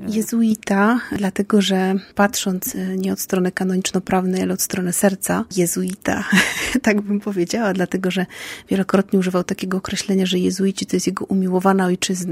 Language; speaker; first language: Polish; native; Polish